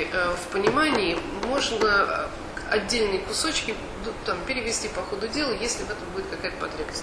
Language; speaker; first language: Russian; native; Russian